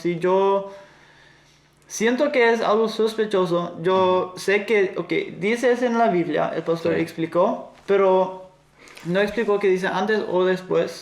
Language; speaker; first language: Spanish; non-native, fluent; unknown